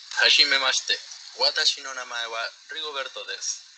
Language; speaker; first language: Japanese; non-native, learner; Spanish